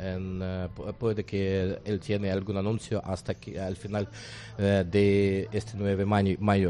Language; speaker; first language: Spanish; non-native, learner; Russian